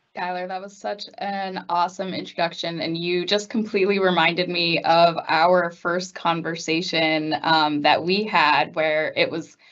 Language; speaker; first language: English; native; English